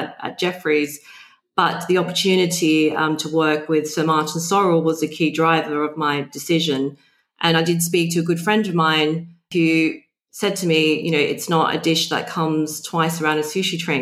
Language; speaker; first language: English; native; English